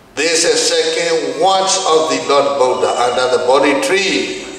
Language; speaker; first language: English; non-native, learner; Burmese